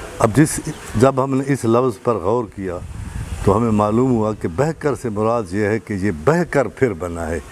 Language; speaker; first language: Urdu; non-native, local second language; Saraiki